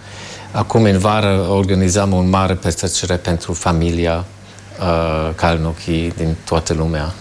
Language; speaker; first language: Romanian; non-native, fluent; German